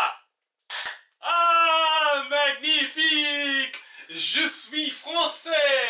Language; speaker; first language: French; non-native, fluent; English